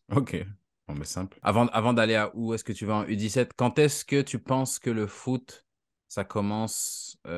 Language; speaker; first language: French; native; French